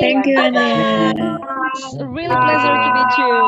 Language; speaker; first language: English; non-native, fluent; Indonesian